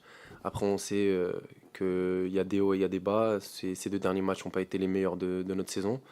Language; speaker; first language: French; native; French